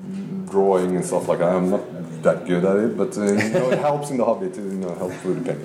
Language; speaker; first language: English; non-native, fluent; Norwegian